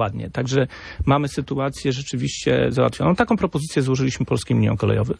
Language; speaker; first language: Polish; native; Polish